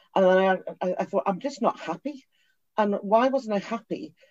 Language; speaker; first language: English; native; English